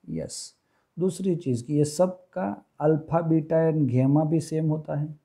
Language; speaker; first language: Hindi; non-native, local second language; Gujarati